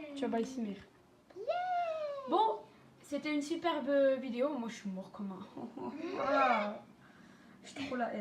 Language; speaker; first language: French; native; French